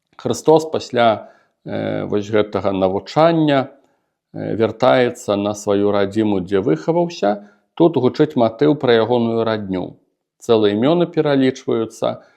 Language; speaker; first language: Belarusian; native; Belarusian